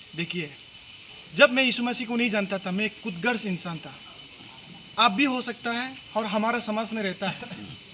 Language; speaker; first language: Hindi; non-native, local second language; Mising